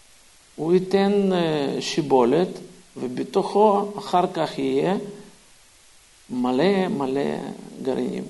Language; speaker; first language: Hebrew; non-native, fluent; Russian